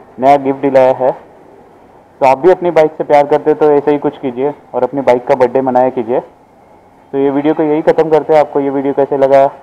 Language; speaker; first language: Hindi; non-native, local second language; Marathi